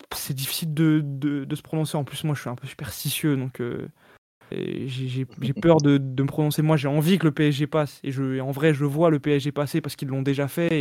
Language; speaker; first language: French; native; French